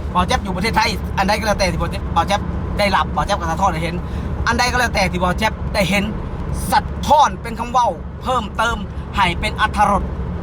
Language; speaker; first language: Thai; native; Thai